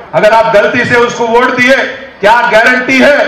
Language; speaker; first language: Hindi; non-native, local second language; Telugu